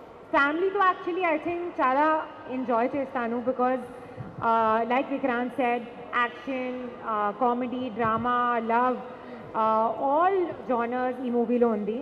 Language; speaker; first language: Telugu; non-native, learner; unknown